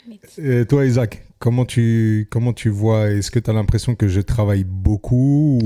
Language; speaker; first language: French; native; French